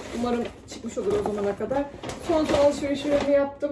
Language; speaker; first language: Turkish; early bilingual, other home language; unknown